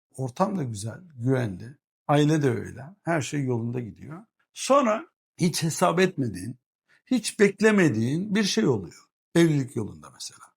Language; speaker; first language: Turkish; early bilingual, heritage; Turkish